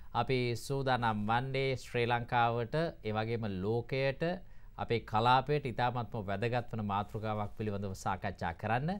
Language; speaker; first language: Sinhala; native; Sinhala